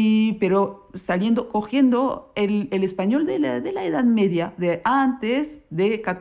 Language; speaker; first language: Spanish; early bilingual, heritage; Spanish